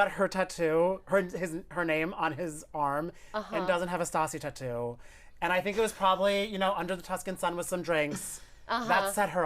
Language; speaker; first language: English; native; English